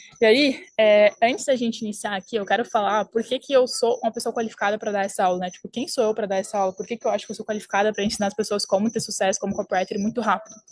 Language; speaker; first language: Portuguese; early bilingual, heritage; French